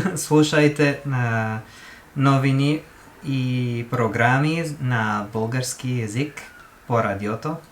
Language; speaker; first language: Bulgarian; non-native, learner; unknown